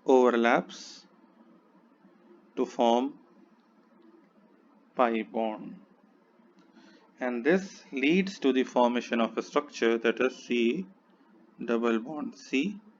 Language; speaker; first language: English; non-native, local second language; Hindi